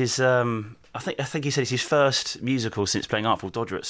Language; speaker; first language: English; native; English